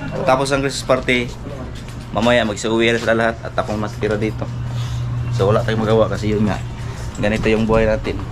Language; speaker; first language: Filipino; non-native, local second language; Cebuano